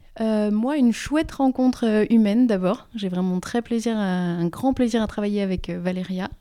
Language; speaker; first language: French; native; French